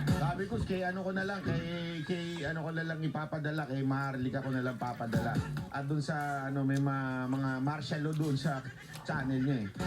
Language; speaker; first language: Filipino; native; Filipino